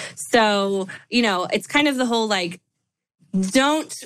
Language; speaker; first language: English; native; English